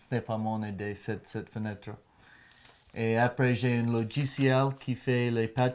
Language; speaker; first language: French; non-native, learner; English